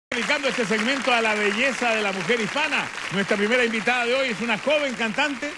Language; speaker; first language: Spanish; native; Spanish